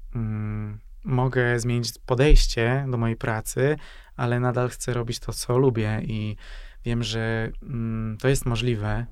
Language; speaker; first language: Polish; non-native, fluent; Hungarian